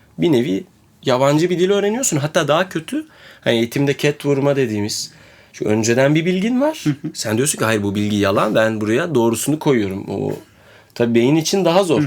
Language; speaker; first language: Turkish; native; Turkish